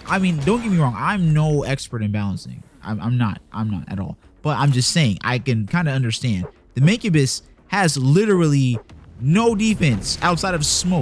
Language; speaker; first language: English; native; English